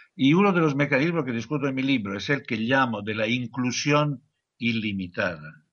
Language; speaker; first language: Spanish; non-native, fluent; Italian